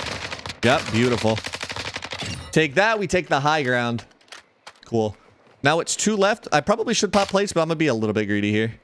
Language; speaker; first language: English; native; English